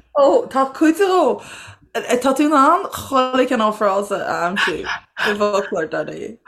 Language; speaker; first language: Irish; non-native, local second language; English